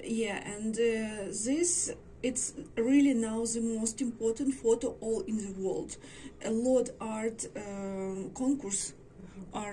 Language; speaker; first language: English; non-native, learner; Ukrainian